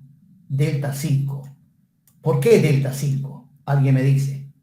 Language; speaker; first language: Spanish; native; Spanish